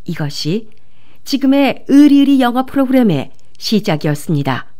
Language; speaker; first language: Korean; native; Korean